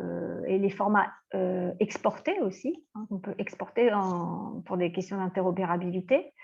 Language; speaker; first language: French; native; French